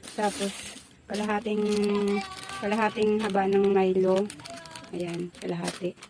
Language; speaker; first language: Filipino; non-native, local second language; Cebuano